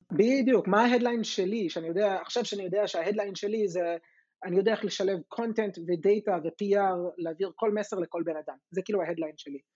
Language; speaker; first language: Hebrew; non-native, fluent; English